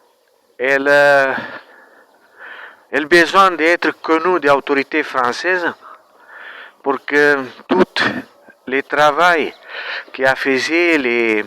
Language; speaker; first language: French; non-native, learner; Romanian